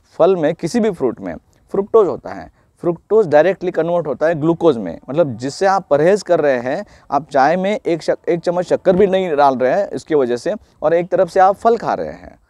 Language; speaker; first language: Hindi; non-native, local second language; Marathi